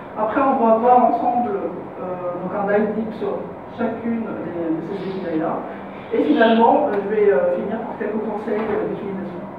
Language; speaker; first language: French; non-native, local second language; Arabic